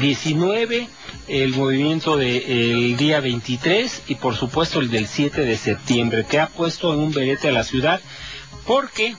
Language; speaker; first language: Spanish; native; Spanish